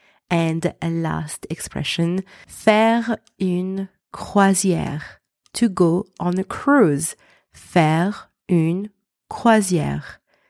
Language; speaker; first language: French; native; French